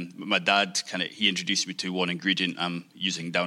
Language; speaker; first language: English; native; English